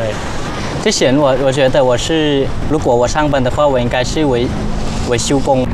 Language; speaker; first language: Chinese; non-native, learner; Thai